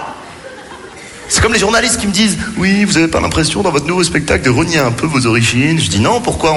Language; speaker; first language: French; native; French